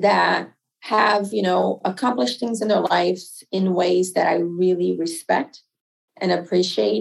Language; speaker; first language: English; non-native, fluent; Portuguese